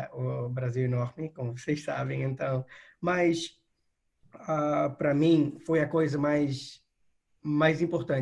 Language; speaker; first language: Portuguese; non-native, fluent; English